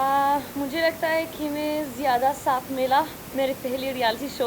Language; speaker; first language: Hindi; non-native, learner; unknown